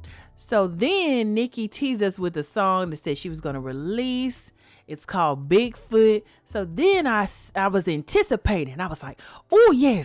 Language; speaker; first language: English; native; English